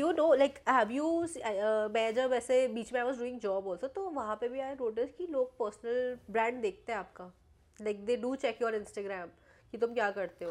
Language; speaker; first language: Hindi; native; Hindi